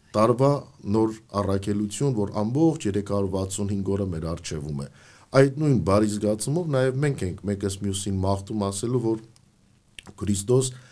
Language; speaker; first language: Armenian; native; Armenian